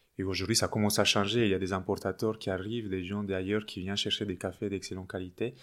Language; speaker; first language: French; non-native, fluent; Spanish